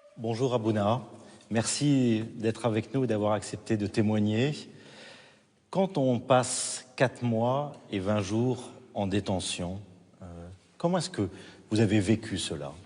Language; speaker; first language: French; native; French